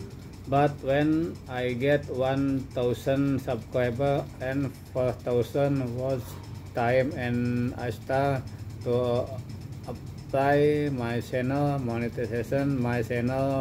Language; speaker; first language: English; non-native, learner; Indonesian